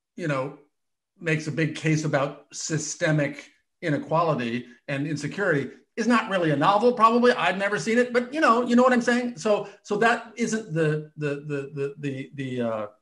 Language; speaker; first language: English; native; English